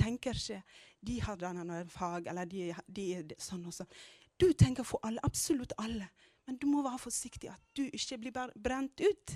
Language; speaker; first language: Norwegian; non-native, fluent; Amharic